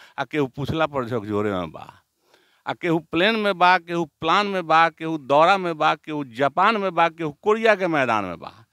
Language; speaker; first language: Hindi; native; Hindi